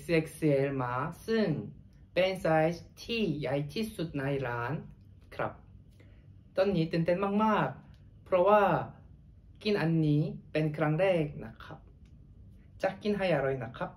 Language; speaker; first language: Thai; non-native, fluent; Korean